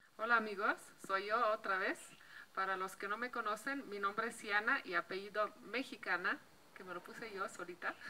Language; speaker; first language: Spanish; non-native, fluent; Slovenian